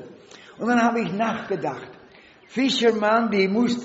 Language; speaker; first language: German; non-native, learner; Dutch